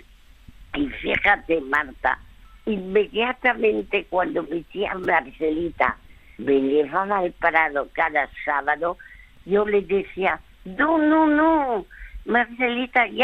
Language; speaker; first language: Spanish; early bilingual, other home language; French